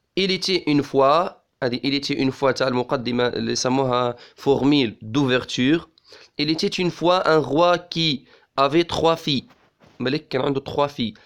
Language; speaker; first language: French; non-native, local second language; Arabic